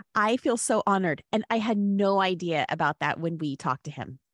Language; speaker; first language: English; native; English